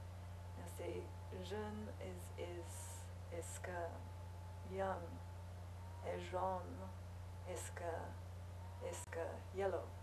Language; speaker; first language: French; non-native, learner; English